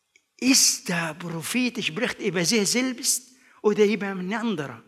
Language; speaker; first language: German; non-native, learner; Arabic